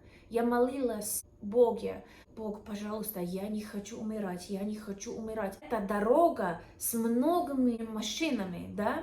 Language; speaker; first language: Russian; non-native, learner; English